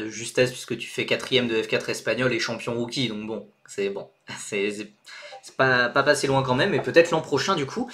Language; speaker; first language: French; native; French